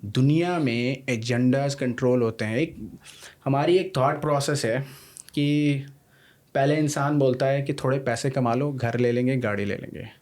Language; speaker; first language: Urdu; native; Urdu